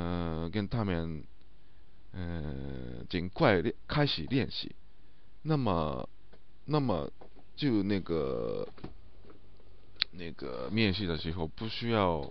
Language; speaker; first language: Chinese; non-native, learner; Japanese